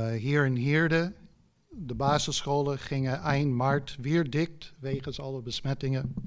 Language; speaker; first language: Dutch; non-native, fluent; English